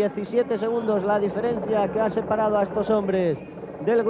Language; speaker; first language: Spanish; native; Spanish